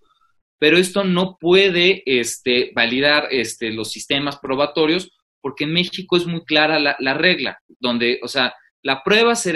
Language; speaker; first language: Spanish; native; Spanish